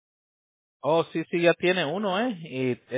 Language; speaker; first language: Spanish; native; Spanish